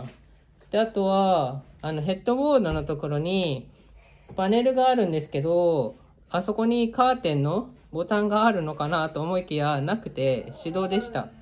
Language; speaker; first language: Japanese; native; Japanese